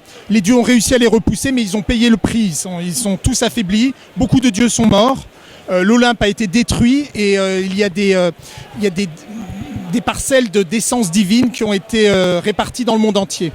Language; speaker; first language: French; native; French